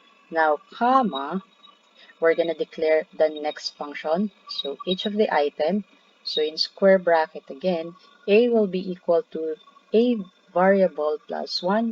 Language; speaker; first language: English; non-native, local second language; Filipino